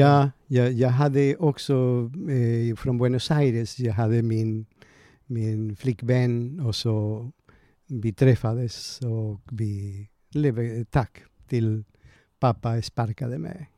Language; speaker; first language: Swedish; non-native, learner; Spanish